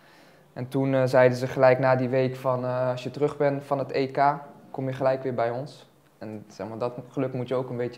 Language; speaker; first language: Dutch; native; Dutch